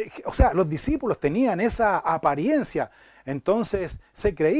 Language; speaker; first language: Spanish; native; Spanish